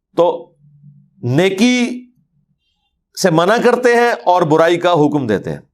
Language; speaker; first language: Urdu; non-native, local second language; Punjabi